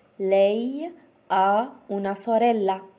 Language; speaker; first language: Italian; non-native, fluent; Arabic